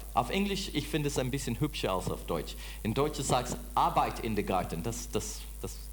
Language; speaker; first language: German; non-native, fluent; English